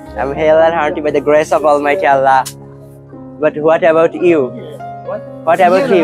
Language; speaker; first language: English; non-native, fluent; Bangla